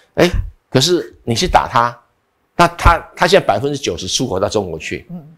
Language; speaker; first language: Chinese; native; Chinese